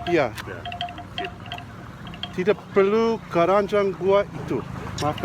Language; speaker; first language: Indonesian; non-native, learner; English